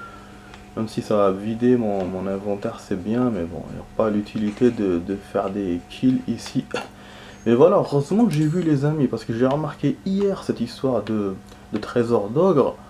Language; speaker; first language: French; native; French